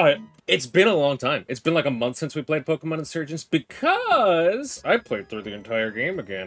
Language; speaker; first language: English; native; English